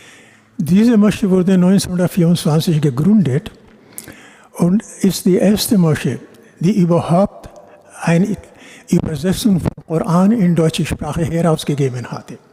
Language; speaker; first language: German; non-native, fluent; Urdu